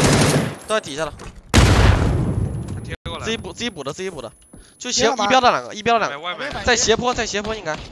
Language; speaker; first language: Chinese; native; Chinese